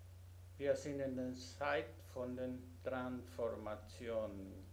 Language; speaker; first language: German; non-native, learner; Spanish